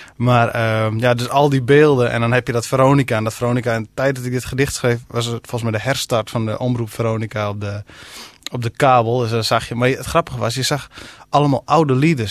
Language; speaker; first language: Dutch; non-native, local second language; Western Frisian